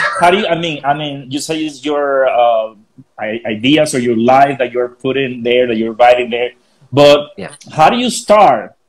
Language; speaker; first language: English; non-native, fluent; Spanish